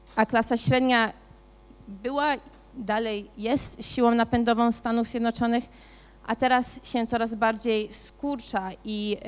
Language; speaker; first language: Polish; early bilingual, other home language; English